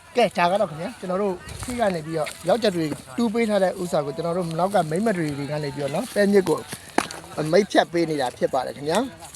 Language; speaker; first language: Burmese; native; Burmese